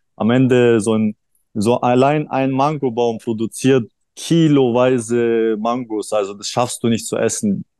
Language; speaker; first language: German; early bilingual, other home language; Russian